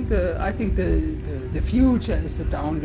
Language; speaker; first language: English; non-native, learner; German